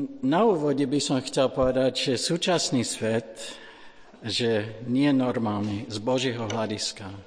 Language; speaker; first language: Slovak; non-native, fluent; English